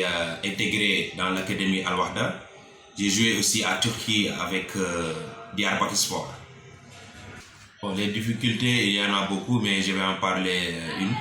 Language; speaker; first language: French; non-native, local second language; Wolof